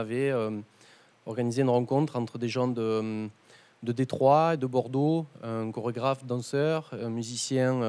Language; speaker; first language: French; native; French